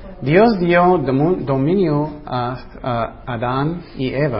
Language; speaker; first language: Spanish; non-native, fluent; English